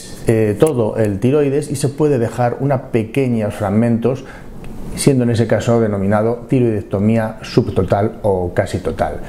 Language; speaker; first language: Spanish; native; Spanish